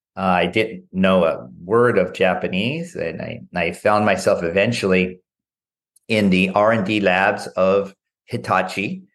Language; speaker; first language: English; native; English